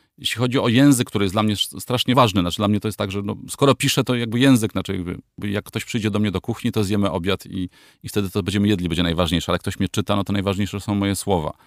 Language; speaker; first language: Polish; native; Polish